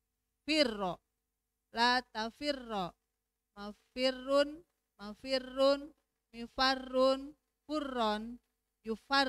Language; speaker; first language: Arabic; non-native, learner; Indonesian